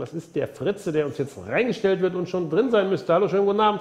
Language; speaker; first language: German; native; German